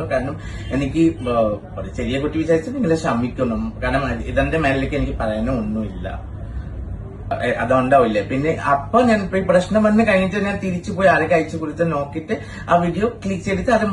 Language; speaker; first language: Malayalam; non-native, fluent; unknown